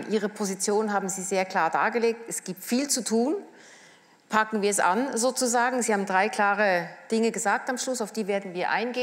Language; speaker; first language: German; native; German